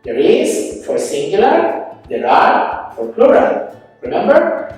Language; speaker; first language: English; non-native, fluent; Spanish